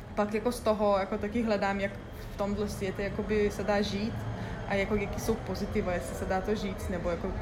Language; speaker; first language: Czech; non-native, fluent; Lithuanian